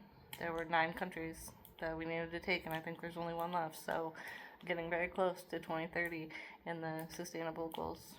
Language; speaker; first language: English; native; English